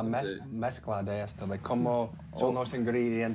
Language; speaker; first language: Spanish; non-native, learner; English